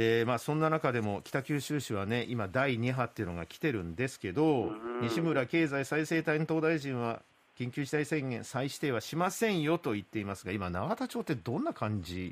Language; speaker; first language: Japanese; native; Japanese